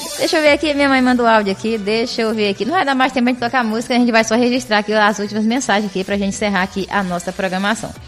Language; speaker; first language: Portuguese; native; Portuguese